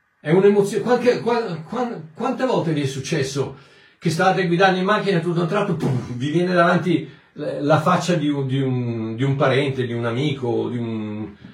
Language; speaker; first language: Italian; native; Italian